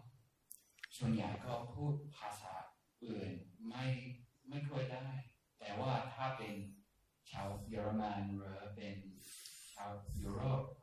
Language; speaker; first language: Thai; non-native, fluent; English